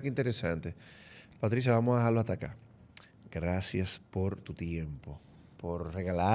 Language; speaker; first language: Spanish; native; Spanish